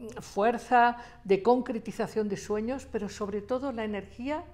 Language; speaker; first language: Spanish; native; Spanish